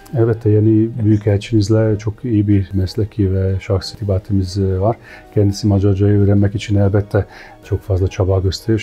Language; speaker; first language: Turkish; non-native, fluent; Hungarian